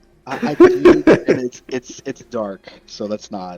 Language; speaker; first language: English; native; English